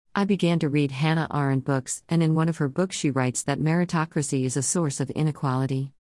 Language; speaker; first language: English; non-native, fluent; Persian